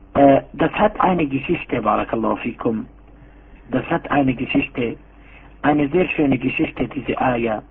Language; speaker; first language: German; non-native, fluent; Arabic